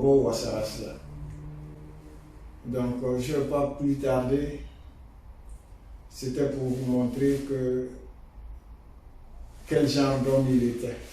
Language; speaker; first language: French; non-native, local second language; Dyula